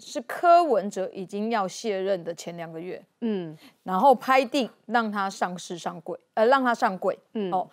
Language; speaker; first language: Chinese; native; Chinese